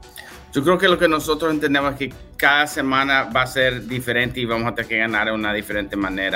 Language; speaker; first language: Spanish; early bilingual, heritage; English